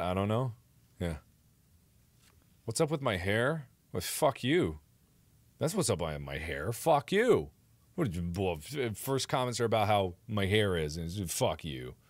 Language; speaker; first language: English; native; English